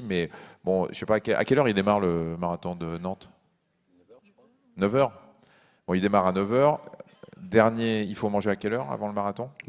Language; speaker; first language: French; native; French